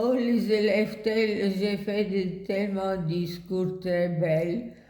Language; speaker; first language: French; non-native, fluent; Bulgarian